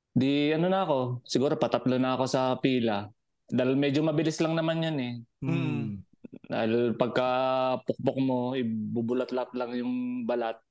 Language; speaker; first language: Filipino; native; Filipino